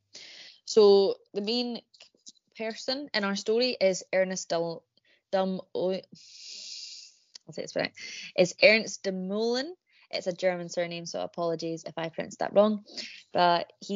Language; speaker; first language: English; native; English